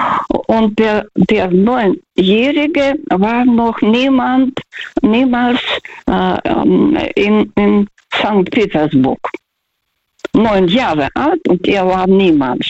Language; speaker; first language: German; non-native, fluent; Russian